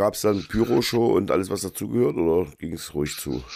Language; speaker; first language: German; native; German